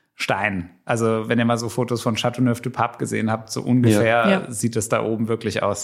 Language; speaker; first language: German; native; German